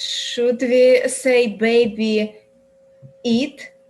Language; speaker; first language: English; non-native, learner; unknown